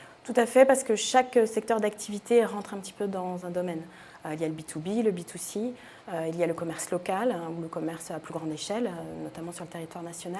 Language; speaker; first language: French; native; French